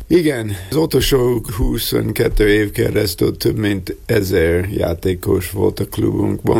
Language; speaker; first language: Hungarian; non-native, learner; English